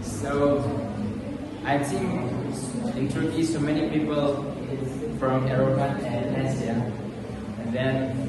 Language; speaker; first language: English; non-native, learner; Indonesian